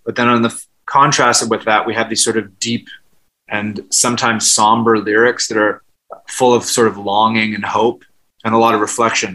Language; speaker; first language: English; native; English